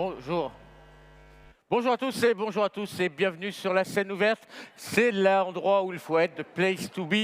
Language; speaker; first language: French; native; French